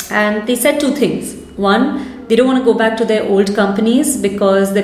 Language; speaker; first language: English; non-native, local second language; Hindi